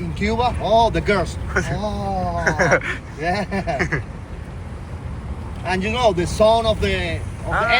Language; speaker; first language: English; non-native, fluent; Spanish